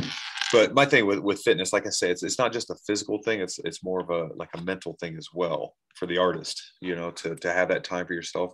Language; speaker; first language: English; native; English